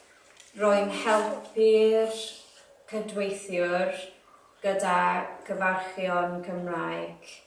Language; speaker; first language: Welsh; non-native, local second language; English